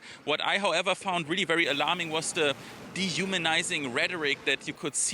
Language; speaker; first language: English; non-native, fluent; German